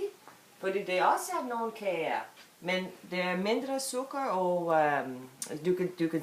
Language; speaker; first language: Danish; non-native, learner; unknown